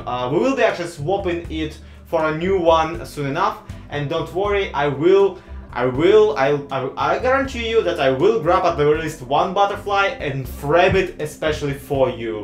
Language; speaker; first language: English; non-native, fluent; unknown